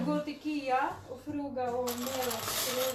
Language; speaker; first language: Swedish; non-native, learner; Cebuano